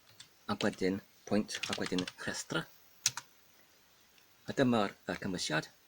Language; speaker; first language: Welsh; non-native, learner; Polish